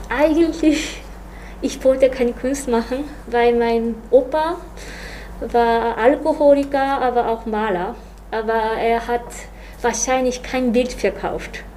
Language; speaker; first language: German; non-native, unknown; Japanese